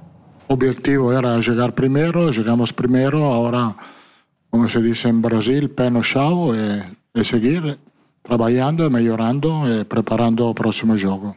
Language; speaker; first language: Portuguese; non-native, learner; Italian